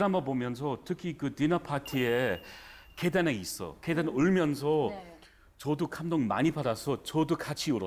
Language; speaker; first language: Korean; non-native, fluent; English